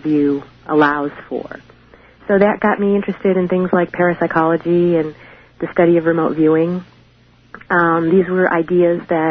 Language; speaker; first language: English; native; English